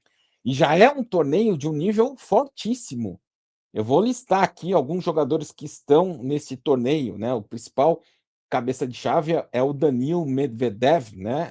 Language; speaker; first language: Portuguese; native; Portuguese